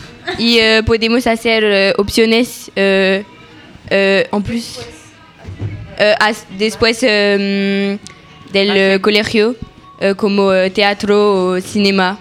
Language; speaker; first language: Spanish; non-native, learner; French